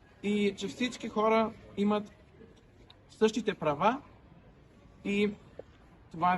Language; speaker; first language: Bulgarian; early bilingual, heritage; Bulgarian